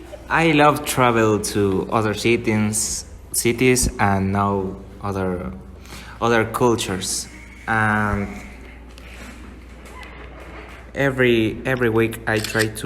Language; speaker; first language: English; non-native, learner; Spanish